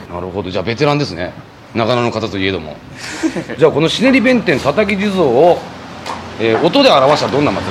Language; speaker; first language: Japanese; native; Japanese